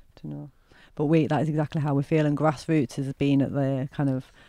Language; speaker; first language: English; native; English